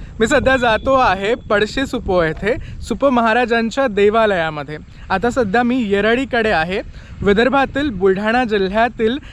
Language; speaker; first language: Marathi; native; Marathi